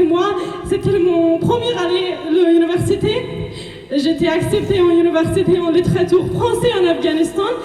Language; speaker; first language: French; non-native, learner; Persian